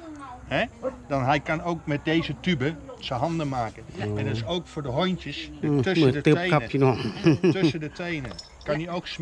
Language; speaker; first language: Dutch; non-native, fluent; Thai